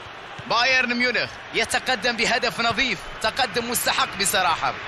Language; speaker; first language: Arabic; native; Arabic